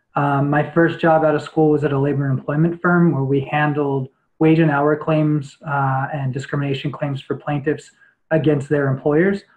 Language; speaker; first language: English; native; English